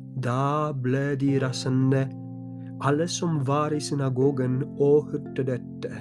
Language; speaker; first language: Norwegian; non-native, fluent; Polish